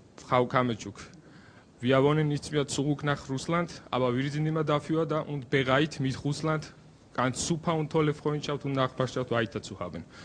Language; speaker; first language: German; non-native, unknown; Georgian